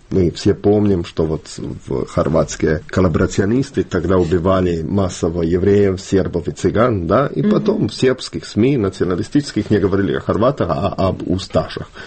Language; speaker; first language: Russian; non-native, fluent; Bosnian